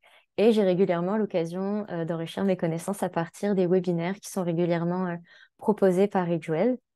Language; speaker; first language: French; native; French